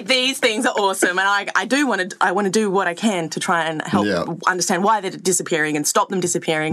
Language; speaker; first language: English; native; English